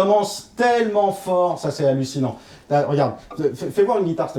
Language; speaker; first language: French; native; French